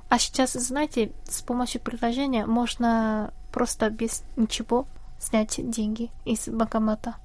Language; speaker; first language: Russian; non-native, fluent; Korean